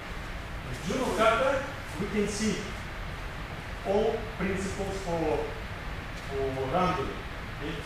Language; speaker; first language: English; non-native, learner; Russian